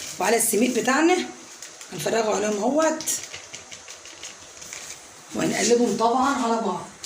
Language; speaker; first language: Arabic; native; Arabic